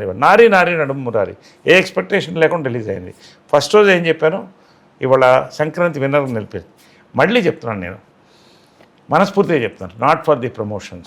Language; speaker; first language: Telugu; native; Telugu